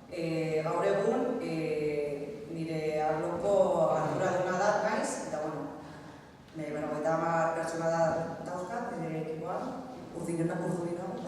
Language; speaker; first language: Basque; non-native, local second language; Spanish